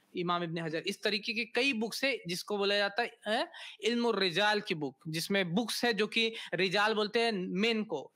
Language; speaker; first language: Hindi; native; Hindi